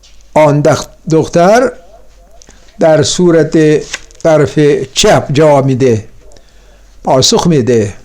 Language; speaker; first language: Persian; non-native, fluent; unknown